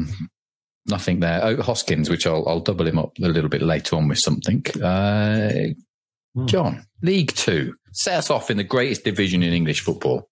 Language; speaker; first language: English; native; English